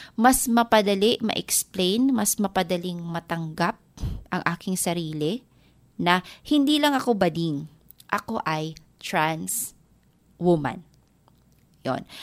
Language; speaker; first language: Filipino; non-native, local second language; Waray